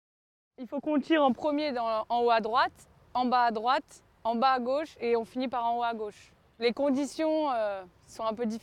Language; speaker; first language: French; native; French